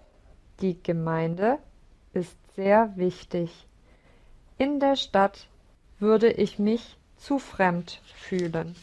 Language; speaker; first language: German; non-native, learner; English